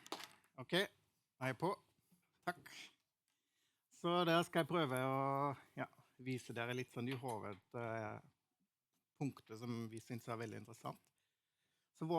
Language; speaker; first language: Norwegian; non-native, fluent; German